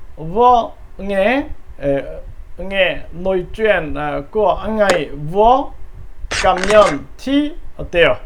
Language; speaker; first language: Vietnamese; non-native, learner; Korean